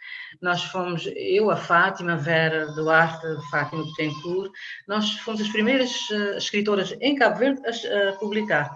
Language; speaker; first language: Portuguese; non-native, local second language; Kabuverdianu